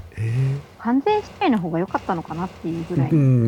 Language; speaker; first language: Japanese; native; Japanese